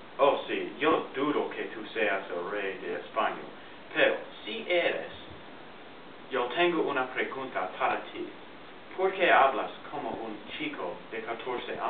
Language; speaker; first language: Spanish; non-native, learner; English